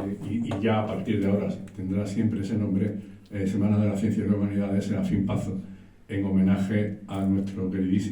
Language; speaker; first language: Spanish; native; Spanish